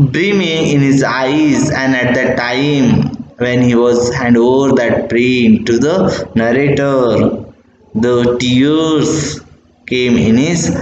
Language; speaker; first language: English; non-native, local second language; Marathi